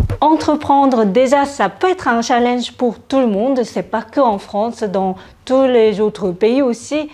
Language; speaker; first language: French; non-native, fluent; Korean